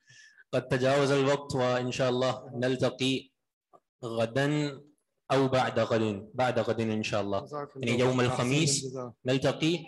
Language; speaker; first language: Arabic; non-native, fluent; Urdu